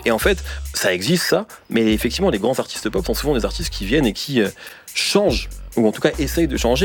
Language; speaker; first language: French; native; French